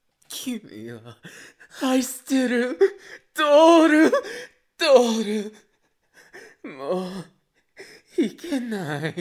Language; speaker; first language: Japanese; non-native, learner; Spanish